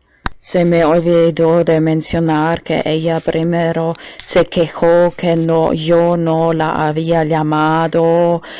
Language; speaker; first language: Spanish; non-native, fluent; German